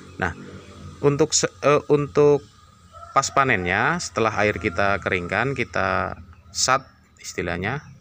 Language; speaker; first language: Indonesian; non-native, local second language; Javanese